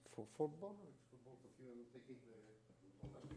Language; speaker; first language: English; non-native, fluent; Greek